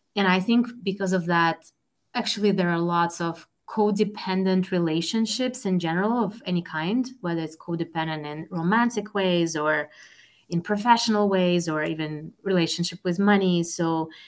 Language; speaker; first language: English; non-native, fluent; Russian